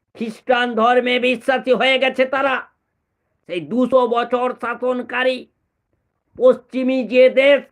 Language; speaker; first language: Bangla; native; Bangla